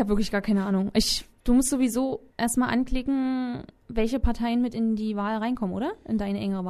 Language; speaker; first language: German; native; German